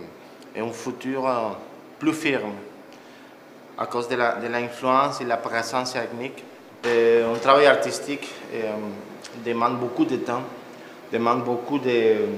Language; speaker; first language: French; non-native, fluent; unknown